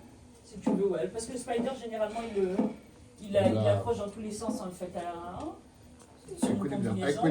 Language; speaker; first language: French; native; French